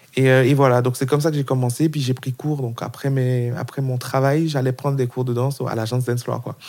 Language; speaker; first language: French; non-native, local second language; Haitian Creole